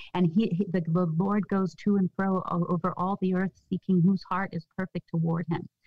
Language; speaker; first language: English; native; English